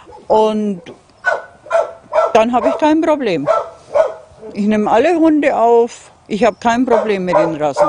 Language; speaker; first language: German; non-native, fluent; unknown